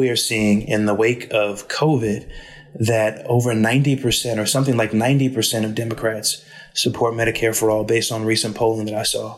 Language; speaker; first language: English; native; English